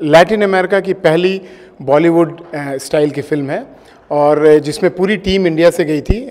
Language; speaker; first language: Hindi; native; Hindi